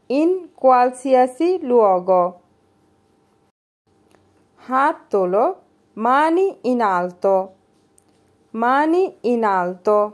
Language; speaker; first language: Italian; non-native, learner; Bangla